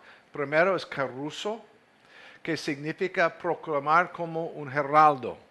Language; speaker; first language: Spanish; non-native, fluent; English